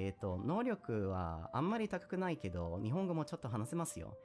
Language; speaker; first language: Japanese; non-native, learner; Swedish